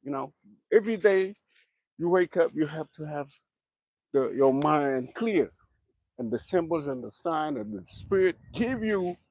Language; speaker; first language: English; non-native, learner; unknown